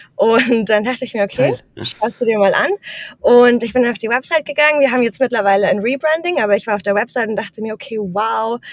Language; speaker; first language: German; native; German